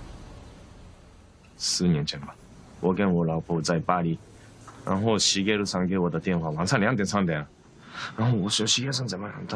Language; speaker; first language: Chinese; non-native, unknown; Japanese